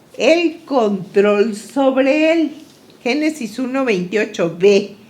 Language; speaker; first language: Spanish; native; Spanish